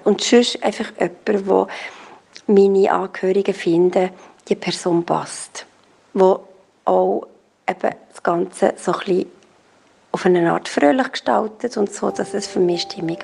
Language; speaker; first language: German; native; German